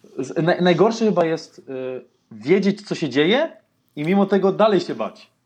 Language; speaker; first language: Polish; early bilingual, heritage; Polish